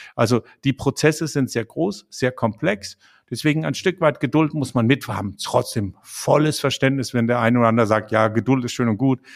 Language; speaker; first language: German; non-native, fluent; Danish